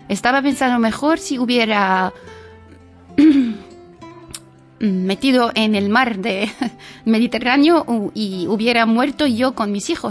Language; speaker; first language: Spanish; non-native, fluent; Arabic